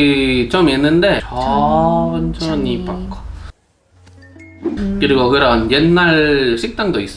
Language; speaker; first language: Korean; non-native, learner; Spanish